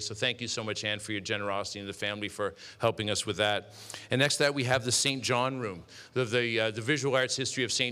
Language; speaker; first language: English; native; English